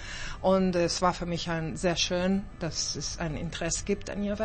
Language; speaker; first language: German; early bilingual, heritage; German